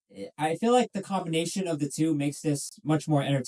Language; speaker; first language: English; native; English